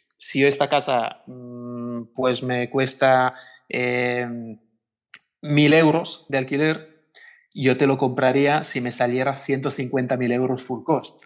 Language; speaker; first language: Spanish; non-native, fluent; Italian